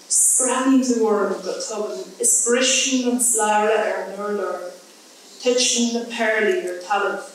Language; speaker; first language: English; native; English